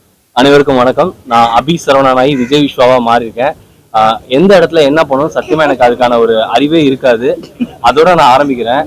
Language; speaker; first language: Tamil; native; Tamil